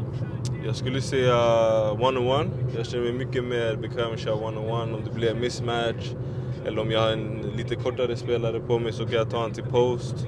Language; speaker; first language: Swedish; native; Swedish